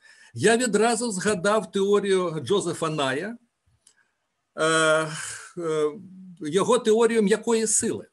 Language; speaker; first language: Ukrainian; native; Ukrainian